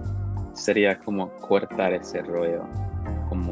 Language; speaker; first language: Spanish; non-native, fluent; English